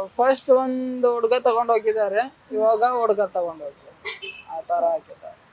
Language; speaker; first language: Kannada; non-native, learner; Hindi